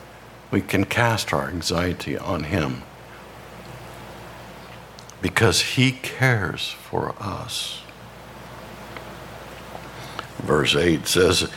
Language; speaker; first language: English; native; English